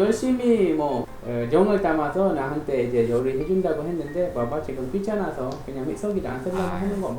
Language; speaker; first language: Korean; non-native, fluent; Malay